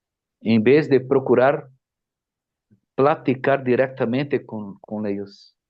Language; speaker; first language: Spanish; non-native, fluent; Portuguese